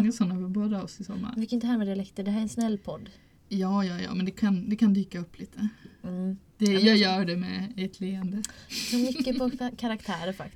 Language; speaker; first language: Swedish; native; Swedish